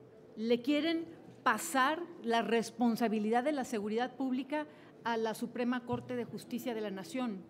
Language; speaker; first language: Spanish; native; Spanish